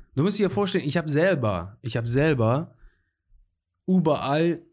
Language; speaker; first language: German; non-native, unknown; Persian